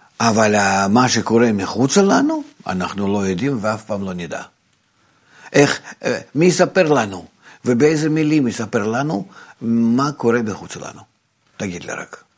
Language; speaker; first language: Hebrew; non-native, fluent; Russian